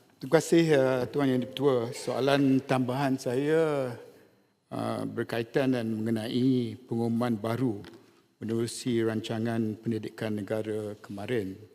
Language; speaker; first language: Malay; native; Malay